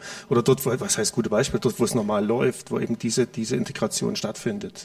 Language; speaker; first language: German; native; German